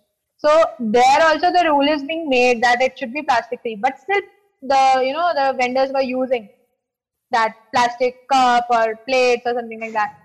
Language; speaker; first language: English; non-native, local second language; Hindi